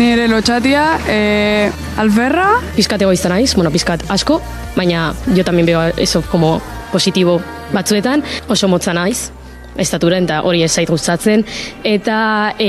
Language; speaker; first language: Basque; non-native, local second language; Spanish